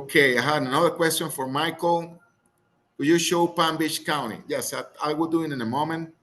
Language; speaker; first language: English; non-native, fluent; Spanish